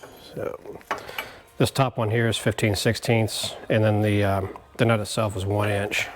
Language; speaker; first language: English; native; English